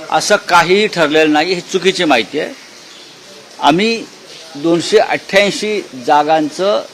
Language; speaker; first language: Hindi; non-native, local second language; Marathi